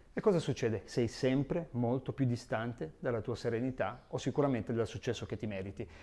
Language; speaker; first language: Italian; native; Italian